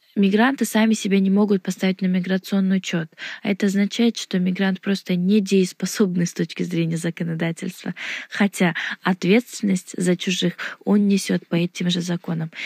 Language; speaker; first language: Russian; non-native, local second language; Uzbek